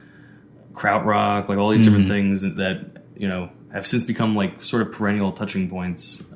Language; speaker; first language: English; native; English